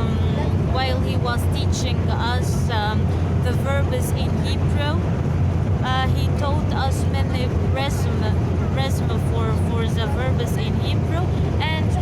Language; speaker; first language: English; non-native, learner; Arabic